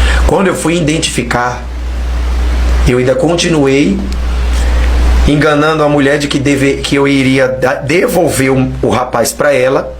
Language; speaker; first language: Portuguese; native; Portuguese